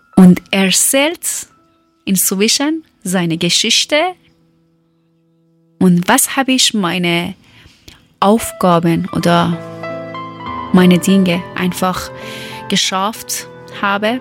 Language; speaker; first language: German; non-native, learner; Persian